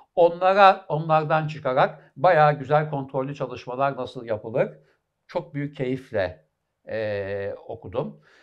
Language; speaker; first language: Turkish; native; Turkish